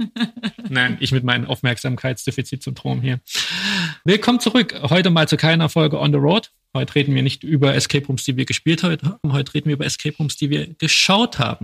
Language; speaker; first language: German; native; German